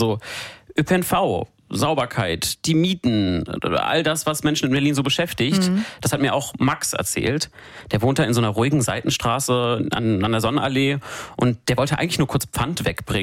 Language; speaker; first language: German; native; German